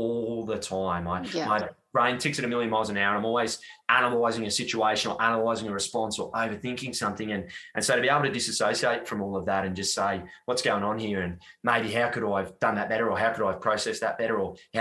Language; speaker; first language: English; native; English